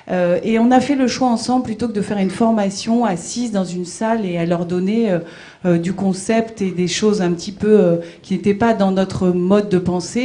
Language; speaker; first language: French; native; French